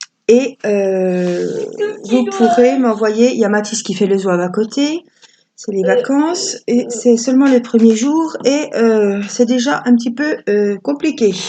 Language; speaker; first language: French; native; French